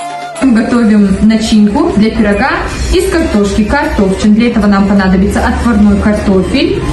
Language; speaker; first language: Russian; native; Russian